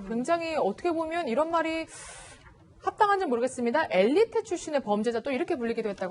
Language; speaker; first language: Korean; native; Korean